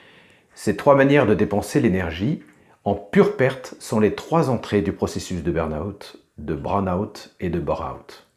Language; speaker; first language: French; native; French